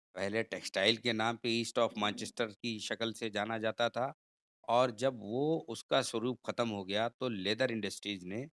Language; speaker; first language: Hindi; native; Hindi